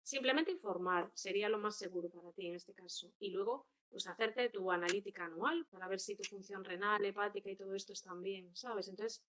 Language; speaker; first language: Spanish; non-native, local second language; Galician